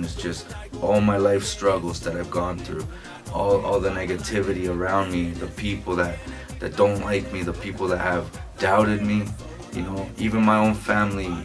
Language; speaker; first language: English; early bilingual, other home language; Spanish